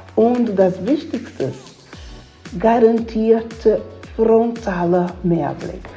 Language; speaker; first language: German; non-native, fluent; Portuguese